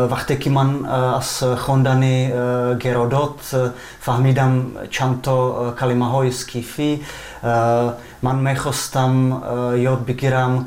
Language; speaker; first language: Persian; non-native, fluent; Czech